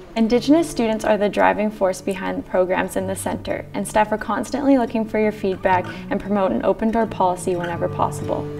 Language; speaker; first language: English; native; English